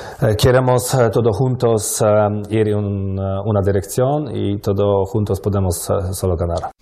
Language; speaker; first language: Spanish; non-native, learner; Polish